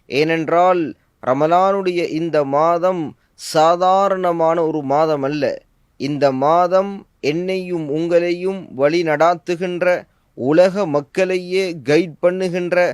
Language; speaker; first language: Tamil; native; Tamil